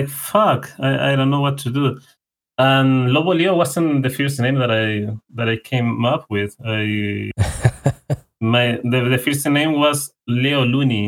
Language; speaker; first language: English; non-native, fluent; Spanish